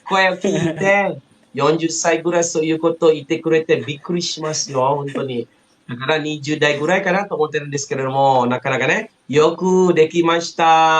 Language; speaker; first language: Japanese; non-native, fluent; Malay